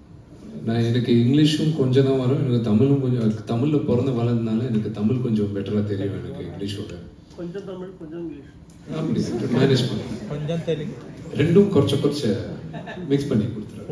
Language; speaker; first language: Tamil; non-native, local second language; Telugu